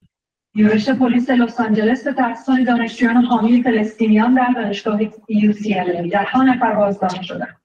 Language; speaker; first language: Persian; non-native, learner; Urdu